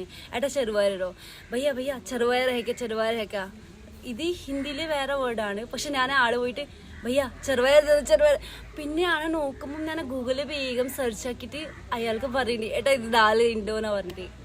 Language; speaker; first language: Malayalam; non-native, local second language; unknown